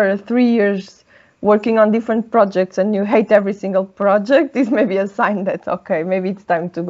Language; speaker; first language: English; non-native, fluent; Portuguese